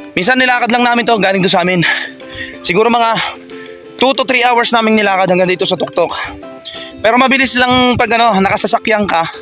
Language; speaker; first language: Filipino; native; Filipino